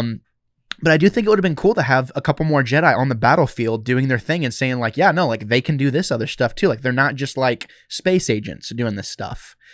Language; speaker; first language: English; native; English